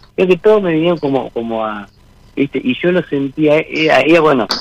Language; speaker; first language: Spanish; native; Spanish